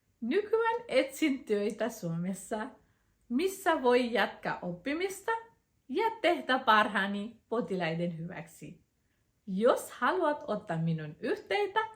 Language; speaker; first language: Finnish; non-native, learner; Nepali